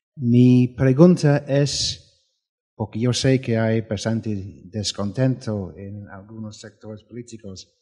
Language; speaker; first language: Spanish; non-native, fluent; English